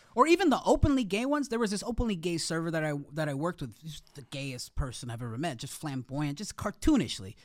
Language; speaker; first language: English; native; English